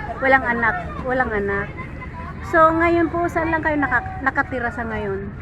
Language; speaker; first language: Filipino; native; Filipino